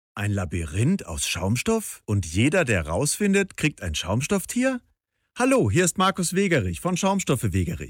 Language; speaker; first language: German; native; German